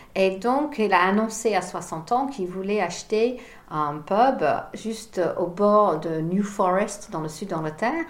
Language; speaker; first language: French; non-native, fluent; English